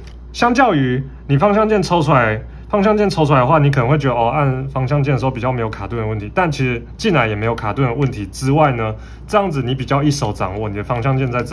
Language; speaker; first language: Chinese; native; Chinese